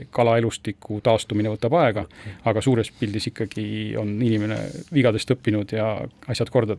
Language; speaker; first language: Estonian; native; Estonian